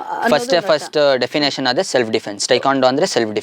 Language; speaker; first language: Kannada; non-native, local second language; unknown